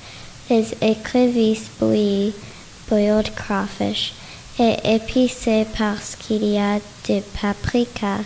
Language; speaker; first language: French; non-native, learner; English